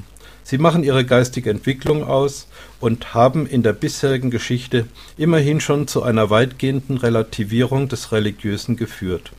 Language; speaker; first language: German; native; German